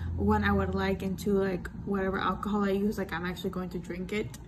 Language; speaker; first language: English; early bilingual, other home language; Spanish